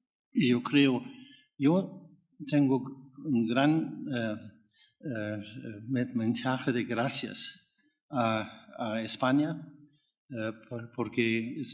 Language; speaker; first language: Spanish; non-native, fluent; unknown